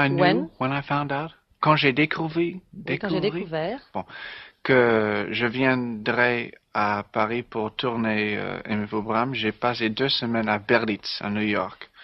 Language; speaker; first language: French; non-native, learner; English